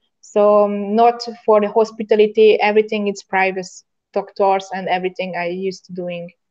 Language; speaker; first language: English; non-native, learner; Hungarian